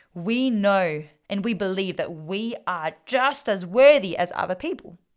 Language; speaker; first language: English; non-native, local second language; Vietnamese